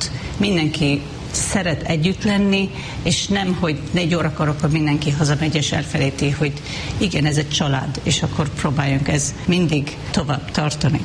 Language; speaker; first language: Hungarian; non-native, fluent; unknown